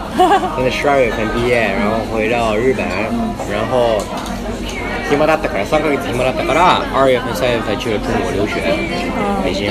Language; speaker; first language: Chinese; early bilingual, heritage; Japanese